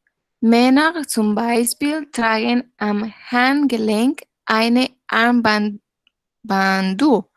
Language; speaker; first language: German; non-native, learner; Spanish